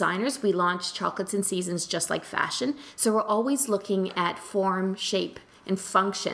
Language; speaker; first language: English; native; English